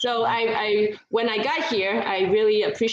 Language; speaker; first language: English; non-native, fluent; Vietnamese